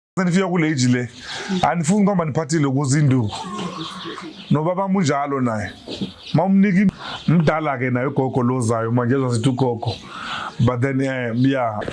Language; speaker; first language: Zulu; native; Zulu